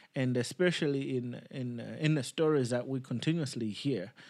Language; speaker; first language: English; non-native, local second language; Nyanja